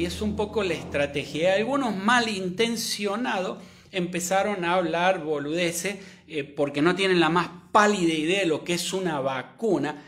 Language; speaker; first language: Spanish; native; Spanish